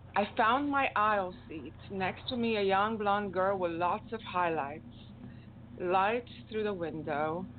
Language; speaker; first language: English; non-native, fluent; Romanian